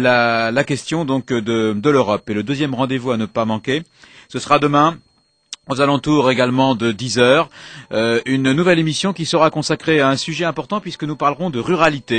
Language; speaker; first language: French; native; French